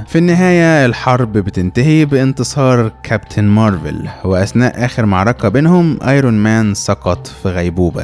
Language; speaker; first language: Arabic; native; Arabic